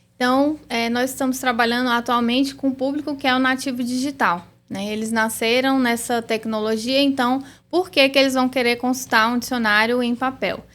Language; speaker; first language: Portuguese; native; Portuguese